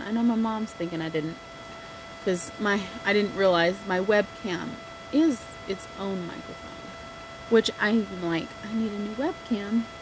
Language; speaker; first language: English; native; English